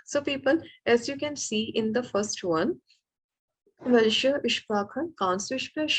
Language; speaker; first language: German; non-native, fluent; Malayalam